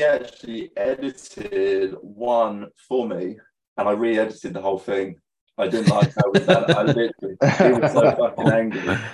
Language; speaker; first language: English; native; English